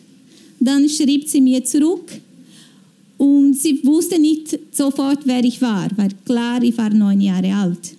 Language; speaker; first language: German; non-native, fluent; Portuguese